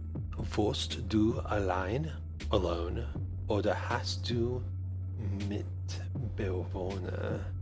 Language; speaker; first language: German; non-native, learner; English